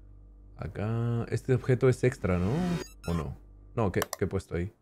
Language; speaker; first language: Spanish; native; Spanish